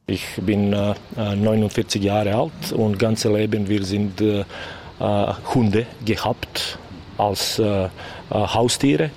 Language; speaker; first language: German; non-native, learner; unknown